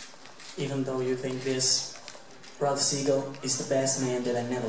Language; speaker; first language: English; non-native, local second language; Italian